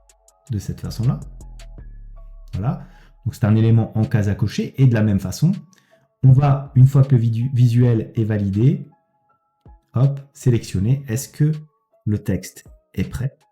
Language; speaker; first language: French; native; French